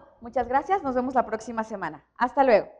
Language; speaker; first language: Spanish; native; Spanish